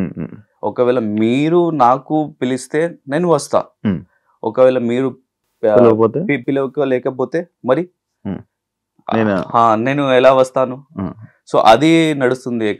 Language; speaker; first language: Telugu; non-native, local second language; Hindi